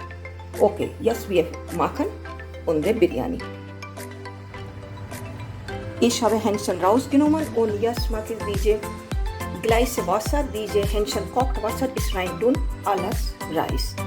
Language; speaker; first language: German; non-native, learner; Hindi